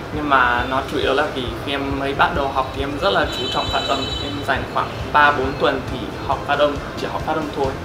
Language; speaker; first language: Vietnamese; non-native, fluent; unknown